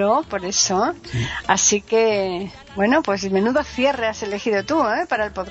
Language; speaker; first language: Spanish; native; Spanish